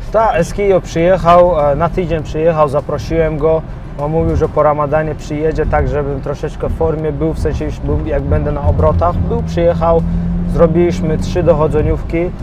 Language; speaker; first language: Polish; non-native, fluent; Chechen